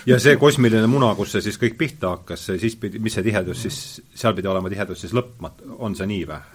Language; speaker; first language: Estonian; native; Estonian